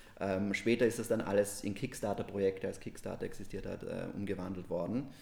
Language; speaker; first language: German; native; German